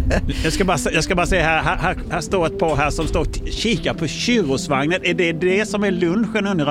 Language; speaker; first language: Swedish; native; Swedish